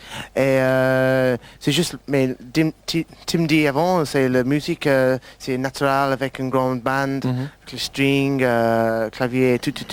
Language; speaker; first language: French; non-native, learner; English